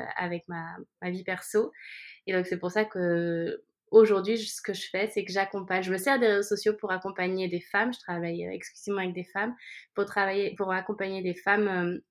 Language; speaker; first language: French; native; French